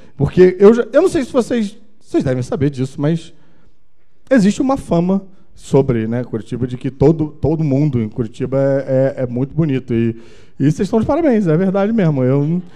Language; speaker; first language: Portuguese; native; Portuguese